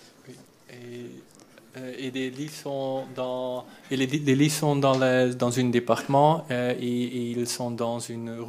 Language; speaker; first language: French; non-native, learner; Dutch